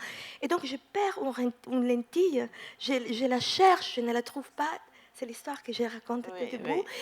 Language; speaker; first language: French; non-native, fluent; Italian